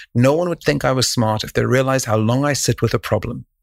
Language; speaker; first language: English; native; English